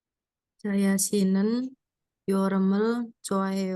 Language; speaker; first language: Korean; non-native, learner; Indonesian